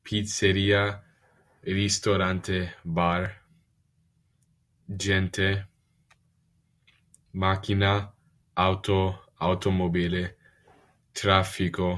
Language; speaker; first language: Italian; non-native, learner; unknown